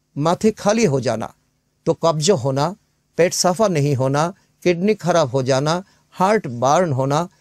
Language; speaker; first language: Hindi; non-native, local second language; Bangla